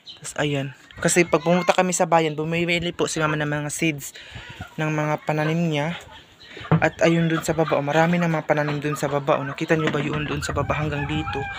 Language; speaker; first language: Filipino; non-native, local second language; Cebuano